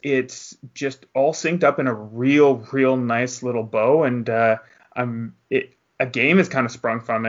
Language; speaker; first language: English; native; English